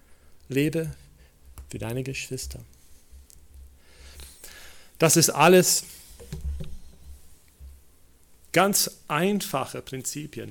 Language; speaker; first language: German; non-native, fluent; English